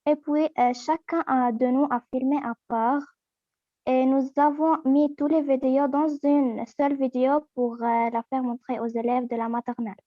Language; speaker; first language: French; non-native, learner; Arabic